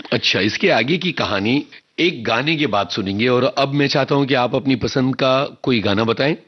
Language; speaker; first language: Hindi; native; Hindi